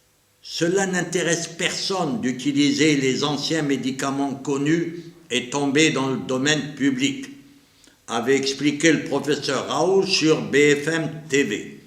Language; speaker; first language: French; native; French